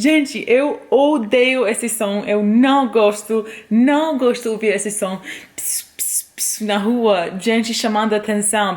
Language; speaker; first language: Portuguese; non-native, fluent; English